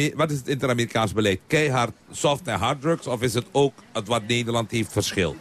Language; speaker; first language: Dutch; non-native, local second language; Caribbean Hindustani